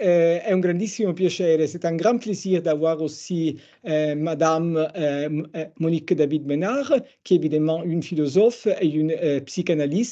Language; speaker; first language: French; non-native, fluent; Italian